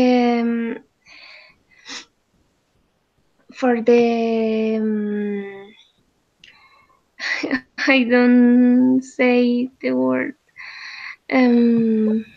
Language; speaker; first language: English; non-native, learner; Spanish